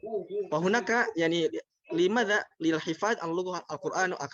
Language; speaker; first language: Arabic; non-native, learner; Indonesian